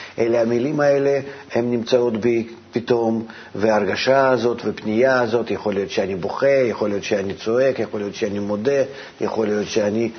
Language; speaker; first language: Hebrew; non-native, fluent; Russian